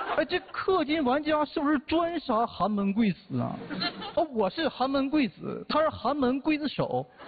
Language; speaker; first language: Chinese; native; Chinese